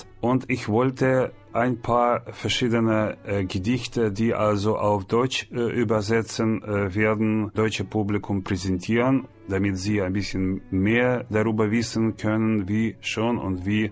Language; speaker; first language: German; non-native, learner; Russian